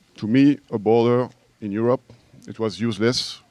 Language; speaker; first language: English; non-native, learner; French